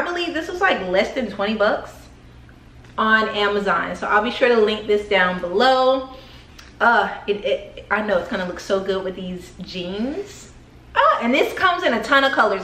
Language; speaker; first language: English; native; English